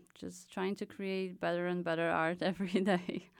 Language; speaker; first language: English; non-native, fluent; Polish